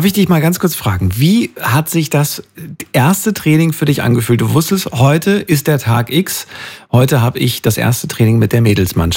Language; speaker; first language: German; native; German